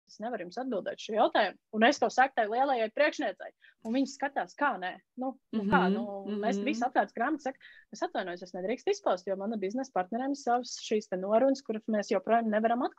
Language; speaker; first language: Latvian; native; Latvian